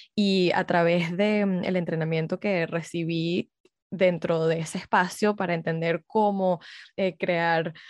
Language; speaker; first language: Spanish; early bilingual, heritage; Spanish